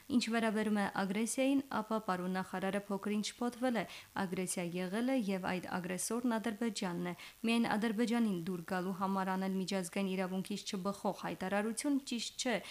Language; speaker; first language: Armenian; native; Armenian